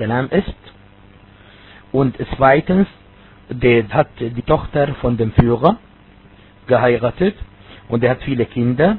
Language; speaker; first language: German; non-native, fluent; Arabic